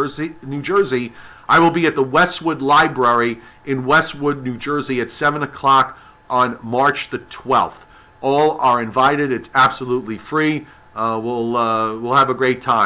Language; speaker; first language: English; native; English